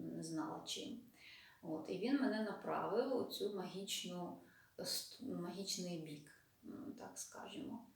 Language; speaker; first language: Ukrainian; non-native, local second language; Russian